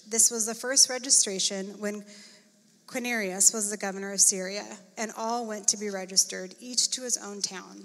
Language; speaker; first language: English; native; English